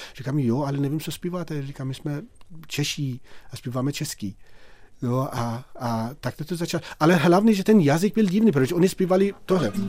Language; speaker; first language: Czech; non-native, fluent; Persian